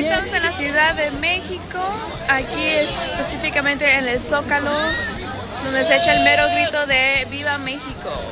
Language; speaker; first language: Spanish; early bilingual, heritage; Spanish